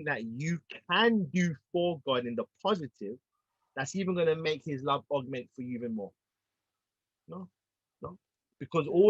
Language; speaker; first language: English; native; English